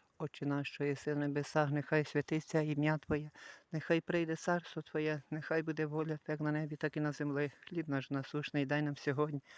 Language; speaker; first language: Ukrainian; native; Ukrainian